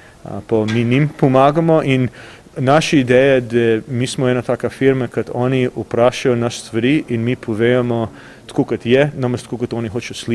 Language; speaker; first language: Slovenian; early bilingual, heritage; English